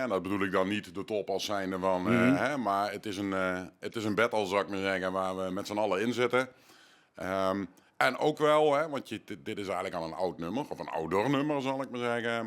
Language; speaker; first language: Dutch; native; Dutch